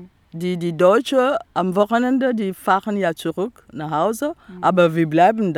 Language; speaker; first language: German; non-native, fluent; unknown